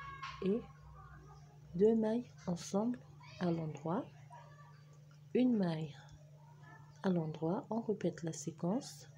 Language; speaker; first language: French; native; French